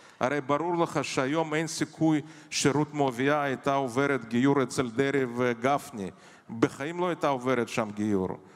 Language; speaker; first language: Hebrew; non-native, fluent; Russian